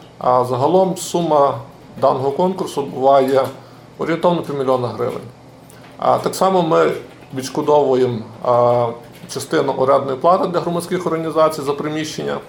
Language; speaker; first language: Ukrainian; native; Ukrainian